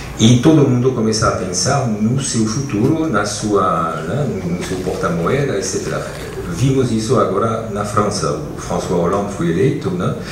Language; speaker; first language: Portuguese; non-native, fluent; French